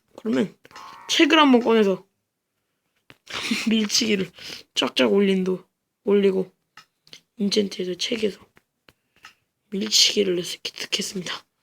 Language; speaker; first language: Korean; native; Korean